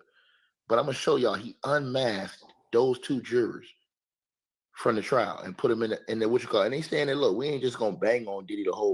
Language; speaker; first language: English; native; English